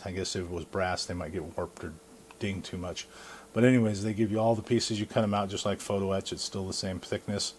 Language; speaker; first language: English; native; English